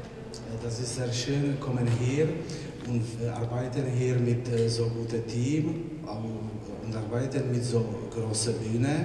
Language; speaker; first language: German; non-native, learner; Czech